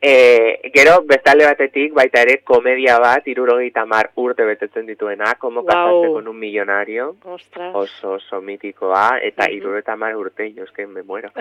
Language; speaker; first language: Basque; native; Basque